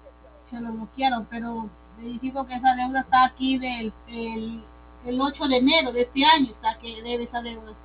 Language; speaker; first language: Spanish; native; Spanish